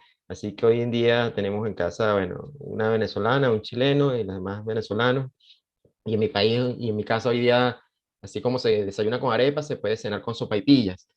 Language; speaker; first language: Spanish; native; Spanish